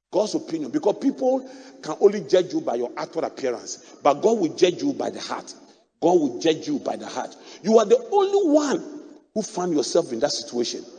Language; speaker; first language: English; non-native, local second language; Akan